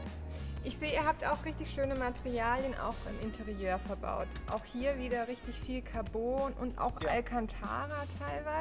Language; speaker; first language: German; native; German